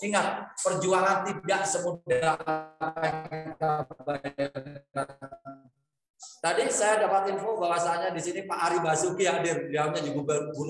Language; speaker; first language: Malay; non-native, local second language; Javanese